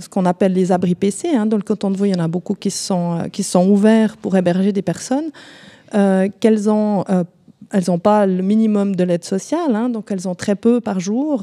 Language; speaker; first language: French; native; French